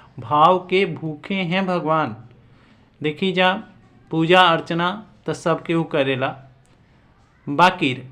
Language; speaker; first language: Bhojpuri; non-native, local second language; Awadhi